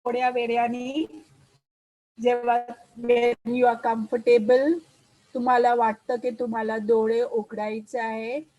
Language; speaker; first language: Marathi; non-native, local second language; Hindi